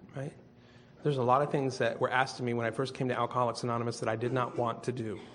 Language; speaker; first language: English; native; English